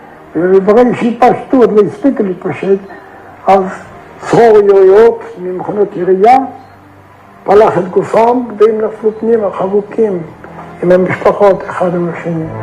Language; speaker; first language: Hebrew; non-native, fluent; Yiddish